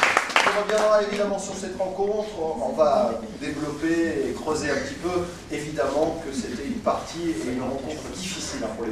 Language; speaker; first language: French; native; French